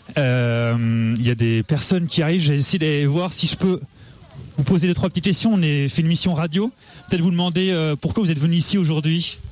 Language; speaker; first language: French; native; French